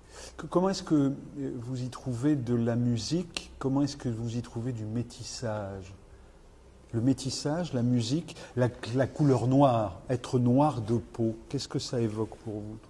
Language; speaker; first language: French; native; French